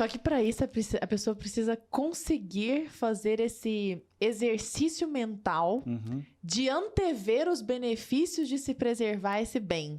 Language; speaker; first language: Portuguese; native; Portuguese